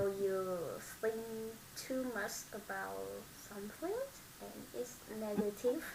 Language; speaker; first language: English; non-native, learner; Vietnamese